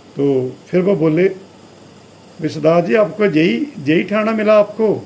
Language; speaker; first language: Hindi; non-native, local second language; Punjabi